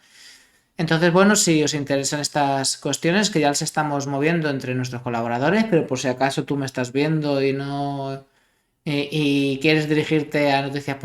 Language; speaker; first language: Spanish; native; Spanish